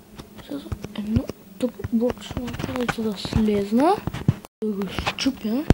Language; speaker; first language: Bulgarian; native; Bulgarian